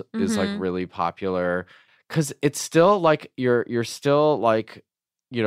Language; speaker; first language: English; native; English